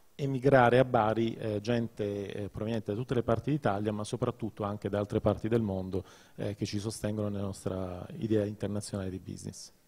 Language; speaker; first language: Italian; native; Italian